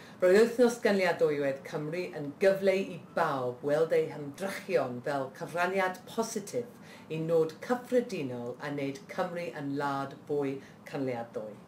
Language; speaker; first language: Welsh; non-native, local second language; English